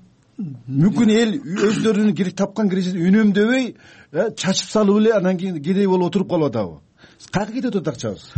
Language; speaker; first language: Kyrgyz; native; Kyrgyz